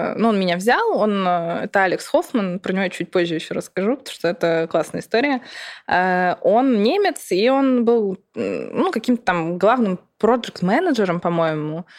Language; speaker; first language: Russian; early bilingual, other home language; Serbian